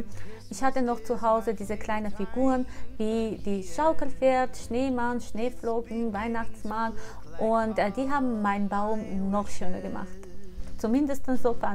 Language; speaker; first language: German; non-native, fluent; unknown